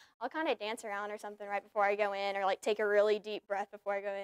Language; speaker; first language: English; native; English